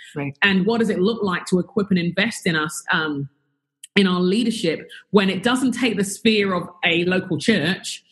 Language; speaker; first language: English; native; English